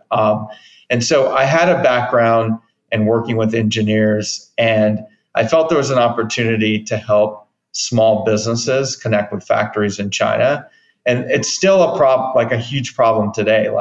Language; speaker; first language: English; native; English